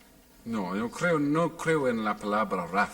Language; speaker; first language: Spanish; non-native, fluent; English